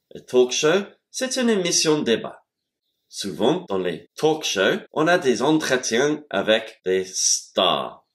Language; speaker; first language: French; non-native, fluent; English